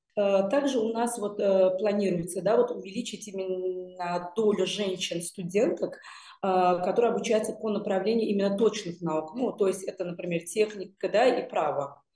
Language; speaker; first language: Russian; non-native, local second language; Uzbek